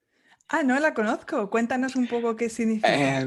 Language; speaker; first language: Spanish; native; Spanish